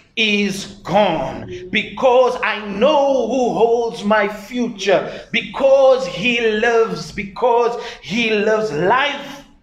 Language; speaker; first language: English; non-native, local second language; Afrikaans